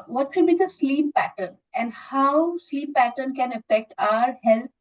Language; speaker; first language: English; non-native, local second language; Assamese